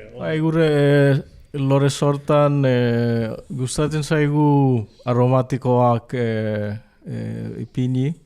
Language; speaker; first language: Basque; non-native, learner; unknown